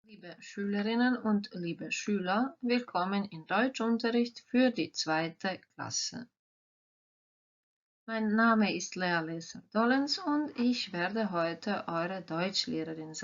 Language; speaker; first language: German; non-native, fluent; Croatian